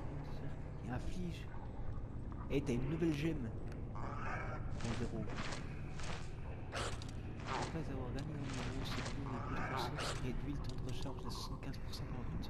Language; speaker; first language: French; native; French